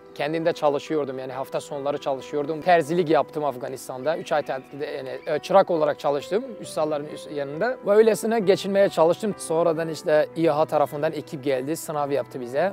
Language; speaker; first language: Turkish; non-native, fluent; Persian